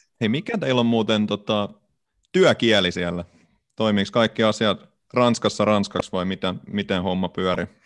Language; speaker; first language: Finnish; native; Finnish